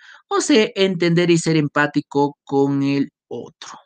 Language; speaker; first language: Spanish; native; Spanish